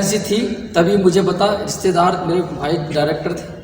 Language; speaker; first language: Hindi; native; Hindi